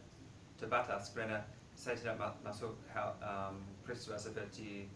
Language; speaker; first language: Indonesian; non-native, fluent; English